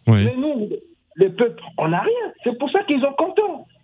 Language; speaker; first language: French; non-native, local second language; Sango